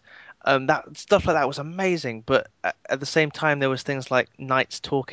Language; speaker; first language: English; native; English